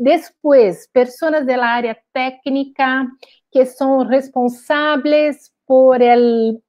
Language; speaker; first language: Spanish; non-native, learner; Portuguese